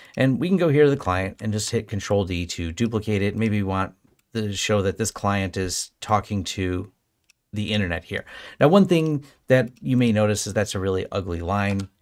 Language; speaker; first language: English; native; English